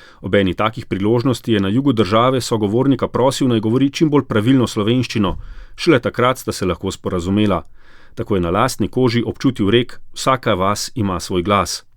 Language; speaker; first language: Slovenian; native; Slovenian